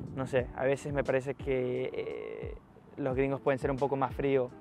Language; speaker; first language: Spanish; early bilingual, heritage; Spanish